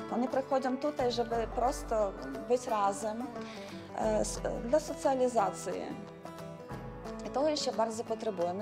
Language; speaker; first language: Polish; non-native, learner; Ukrainian